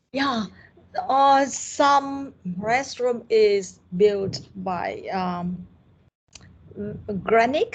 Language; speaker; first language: English; non-native, learner; Vietnamese